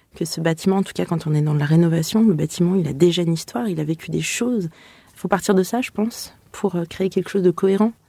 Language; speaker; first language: French; native; French